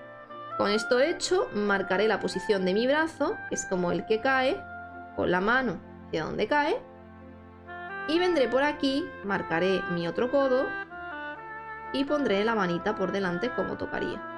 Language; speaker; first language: Spanish; native; Spanish